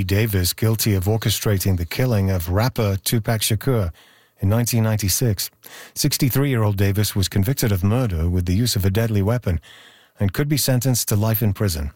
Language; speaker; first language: English; native; English